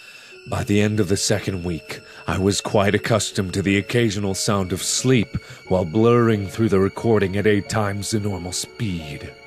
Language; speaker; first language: English; native; English